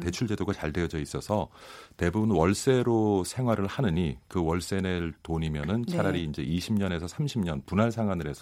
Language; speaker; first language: Korean; native; Korean